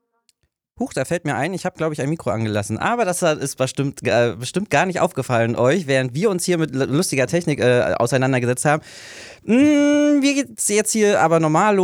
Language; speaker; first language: German; native; German